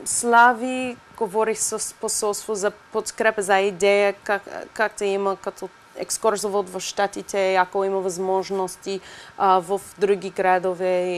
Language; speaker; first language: Bulgarian; non-native, learner; English